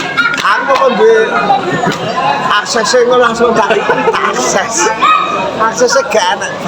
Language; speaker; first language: Indonesian; non-native, local second language; Javanese